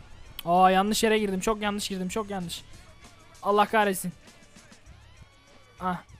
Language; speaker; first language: Turkish; native; Turkish